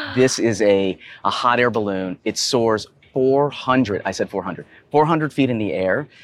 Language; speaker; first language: English; native; English